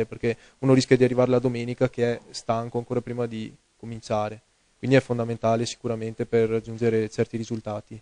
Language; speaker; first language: Italian; native; Italian